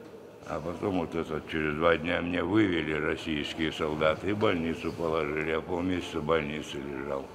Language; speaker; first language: Russian; native; Russian